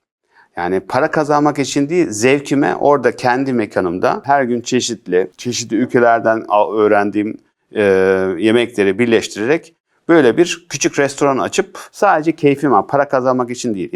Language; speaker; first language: Turkish; early bilingual, heritage; Turkish